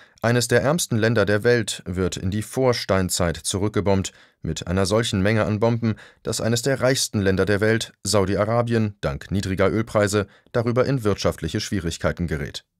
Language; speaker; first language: German; native; German